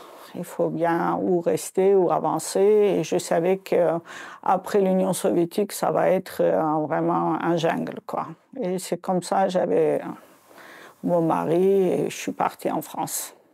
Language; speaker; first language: French; non-native, fluent; Azerbaijani